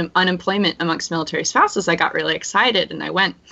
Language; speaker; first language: English; native; English